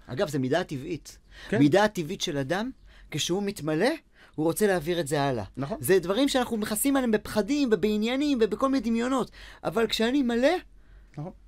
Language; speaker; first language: Hebrew; native; Hebrew